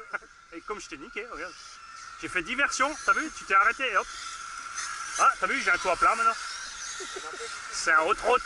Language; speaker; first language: French; native; French